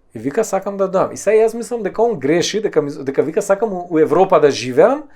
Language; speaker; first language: Macedonian; native; Macedonian